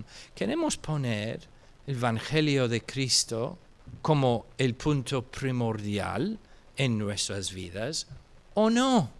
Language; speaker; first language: Spanish; non-native, fluent; English